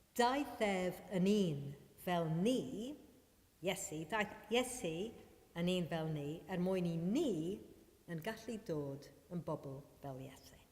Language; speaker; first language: Welsh; non-native, fluent; Maltese